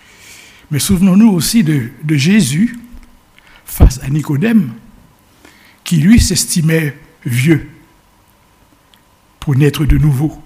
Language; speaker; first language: French; native; French